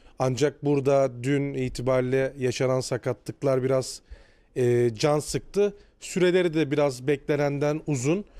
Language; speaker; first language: Turkish; native; Turkish